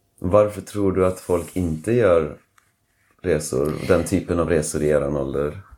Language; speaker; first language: Swedish; native; Swedish